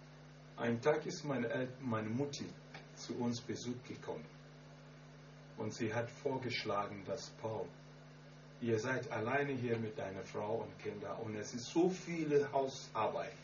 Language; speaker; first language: German; non-native, learner; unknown